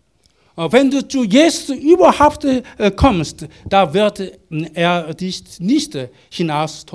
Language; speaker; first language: German; non-native, learner; Korean